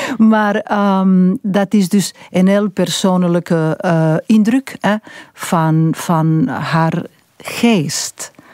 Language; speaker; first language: Dutch; non-native, fluent; Catalan